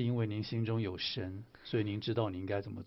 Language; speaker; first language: Chinese; native; Chinese